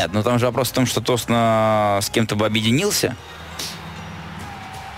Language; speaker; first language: Russian; native; Russian